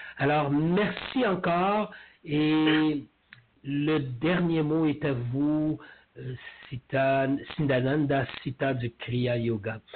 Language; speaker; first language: French; native; French